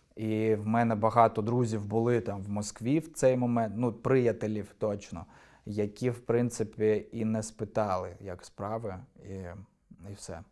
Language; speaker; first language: Ukrainian; non-native, local second language; Russian